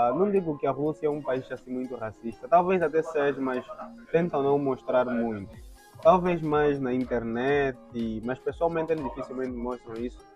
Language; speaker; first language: Portuguese; native; Portuguese